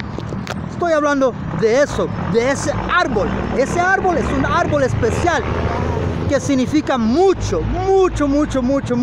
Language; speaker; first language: Spanish; early bilingual, heritage; Spanish